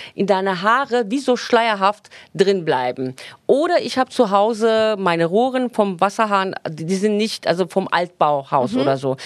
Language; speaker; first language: German; non-native, fluent; Turkish